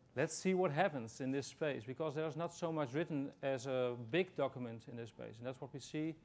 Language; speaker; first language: English; non-native, fluent; Dutch